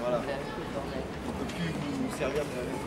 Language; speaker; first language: French; native; French